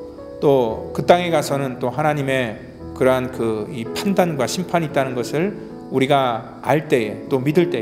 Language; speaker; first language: Korean; native; Korean